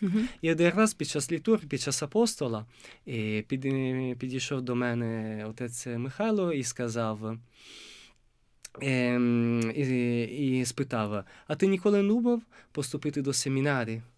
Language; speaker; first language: Ukrainian; non-native, fluent; Italian